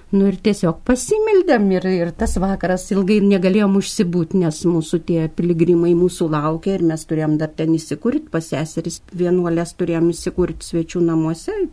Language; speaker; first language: Lithuanian; native; Lithuanian